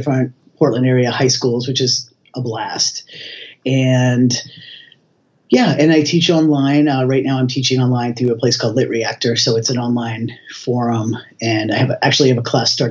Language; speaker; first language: English; native; English